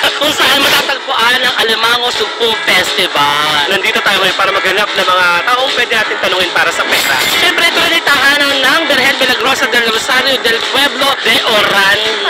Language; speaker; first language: Filipino; native; Filipino